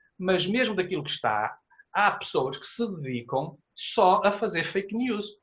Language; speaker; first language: Portuguese; native; Portuguese